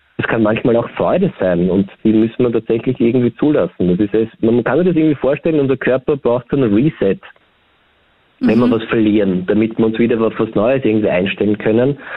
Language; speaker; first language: German; native; German